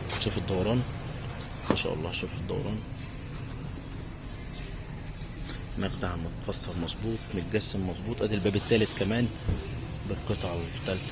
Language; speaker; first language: Arabic; native; Arabic